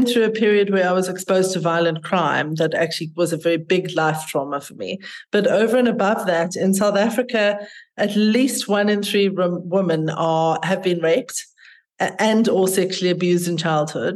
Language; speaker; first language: English; native; English